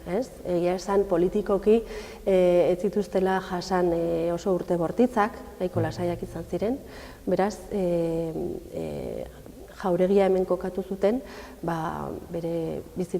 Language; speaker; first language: Basque; non-native, local second language; Spanish